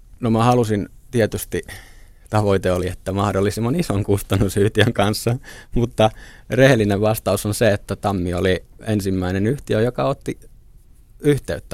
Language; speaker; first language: Finnish; native; Finnish